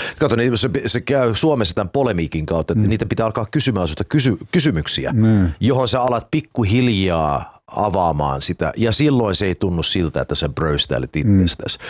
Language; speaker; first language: Finnish; early bilingual, heritage; Finnish